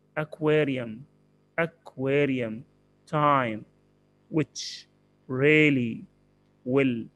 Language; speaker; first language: English; non-native, fluent; Arabic